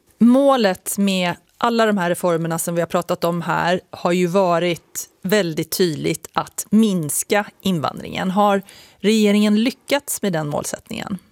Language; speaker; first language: Swedish; native; Swedish